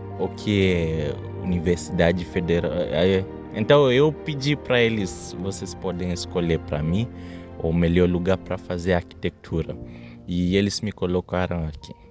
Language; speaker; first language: Portuguese; non-native, fluent; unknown